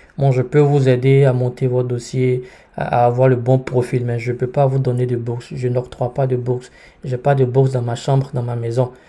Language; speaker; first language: French; native; French